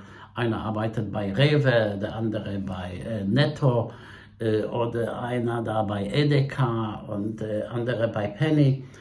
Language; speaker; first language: German; non-native, fluent; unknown